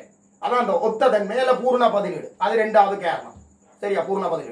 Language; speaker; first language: Tamil; native; Tamil